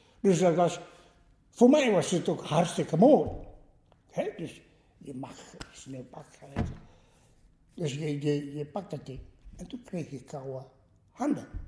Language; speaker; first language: Dutch; early bilingual, other home language; Malay